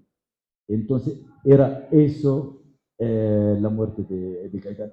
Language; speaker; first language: Spanish; non-native, fluent; Arabic